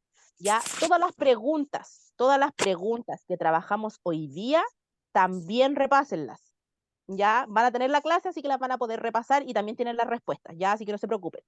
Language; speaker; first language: Spanish; native; Spanish